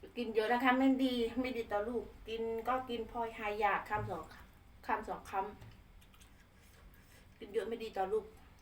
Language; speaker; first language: Thai; non-native, local second language; Khmer